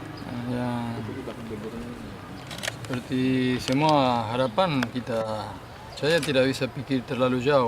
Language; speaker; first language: Indonesian; non-native, fluent; Spanish